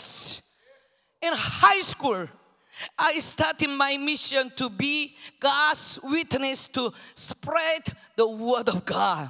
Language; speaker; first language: English; non-native, learner; Korean